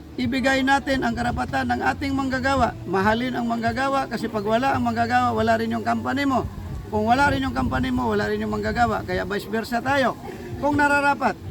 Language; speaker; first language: Filipino; non-native, local second language; Hiligaynon